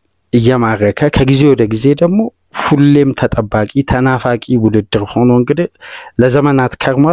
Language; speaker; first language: Amharic; native; Amharic